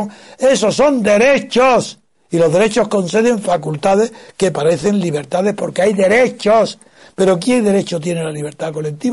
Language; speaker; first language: Spanish; native; Spanish